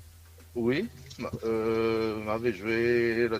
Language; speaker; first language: French; non-native, local second language; Réunion Creole French